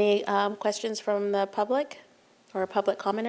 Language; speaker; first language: English; native; English